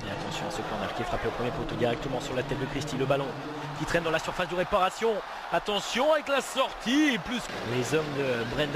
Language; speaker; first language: French; native; French